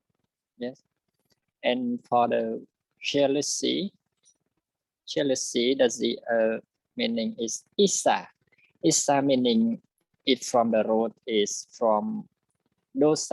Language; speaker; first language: English; non-native, learner; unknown